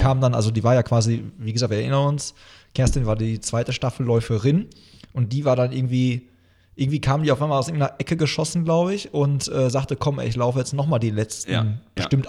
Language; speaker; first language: German; native; German